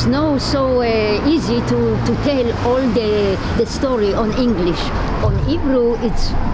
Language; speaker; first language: English; non-native, learner; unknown